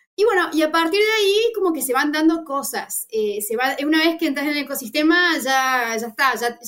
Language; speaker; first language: Spanish; native; Spanish